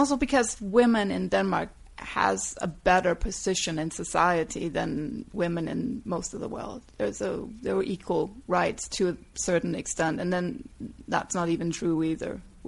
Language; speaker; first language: English; non-native, fluent; Danish